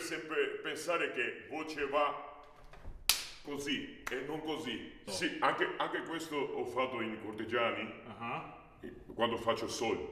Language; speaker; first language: Italian; non-native, learner; Georgian